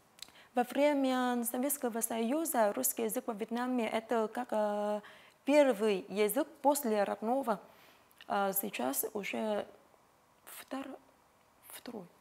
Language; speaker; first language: Russian; non-native, fluent; Vietnamese